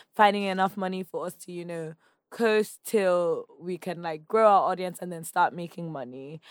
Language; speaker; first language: English; non-native, local second language; Yoruba